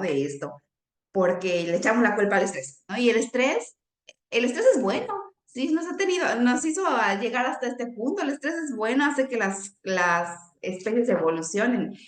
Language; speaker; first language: Spanish; native; Spanish